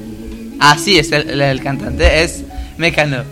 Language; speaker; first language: Spanish; non-native, learner; French